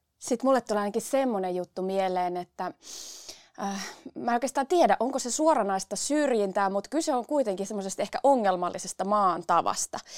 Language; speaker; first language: Finnish; early bilingual, other home language; Spanish